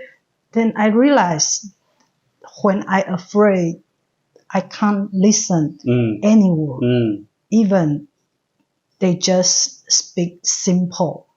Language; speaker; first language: English; non-native, learner; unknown